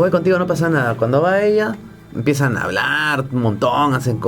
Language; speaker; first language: Spanish; native; Spanish